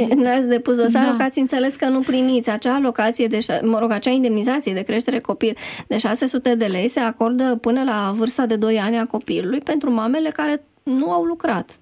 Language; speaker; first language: Romanian; native; Romanian